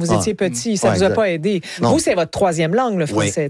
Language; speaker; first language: French; native; French